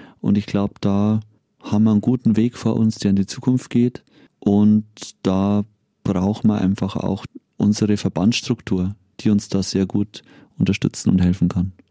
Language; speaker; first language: German; native; German